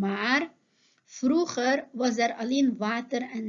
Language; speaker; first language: Dutch; non-native, fluent; Uyghur